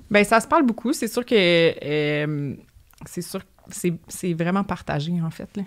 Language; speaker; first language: French; native; French